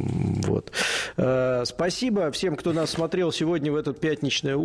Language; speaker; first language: Russian; native; Russian